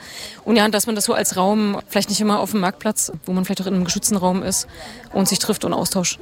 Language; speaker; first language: German; native; German